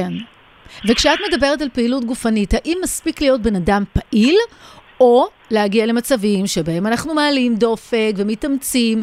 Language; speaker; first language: Hebrew; native; Hebrew